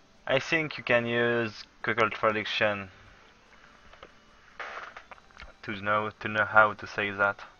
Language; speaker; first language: English; non-native, learner; French